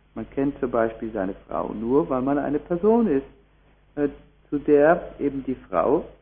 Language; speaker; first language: German; native; German